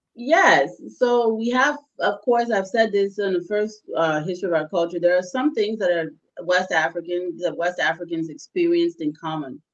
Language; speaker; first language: English; early bilingual, other home language; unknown